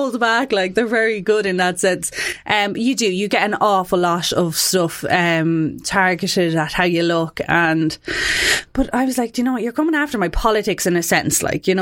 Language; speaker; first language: English; native; English